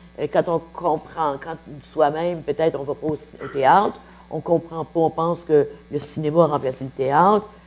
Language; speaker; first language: French; native; French